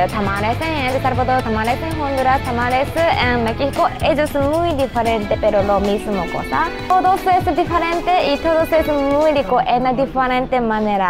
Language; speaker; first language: Spanish; non-native, learner; Japanese